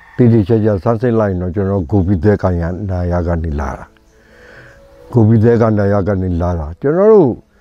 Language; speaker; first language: Burmese; non-native, local second language; S'gaw Karen